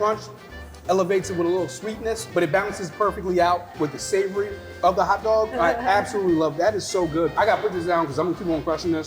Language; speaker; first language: English; native; English